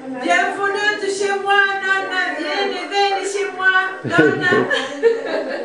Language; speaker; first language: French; non-native, local second language; Arabic